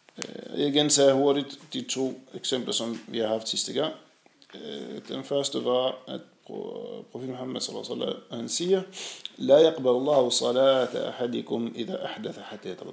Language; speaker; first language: Danish; non-native, fluent; Arabic